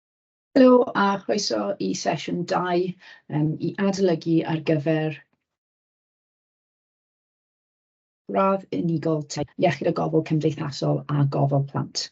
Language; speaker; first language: Welsh; native; Welsh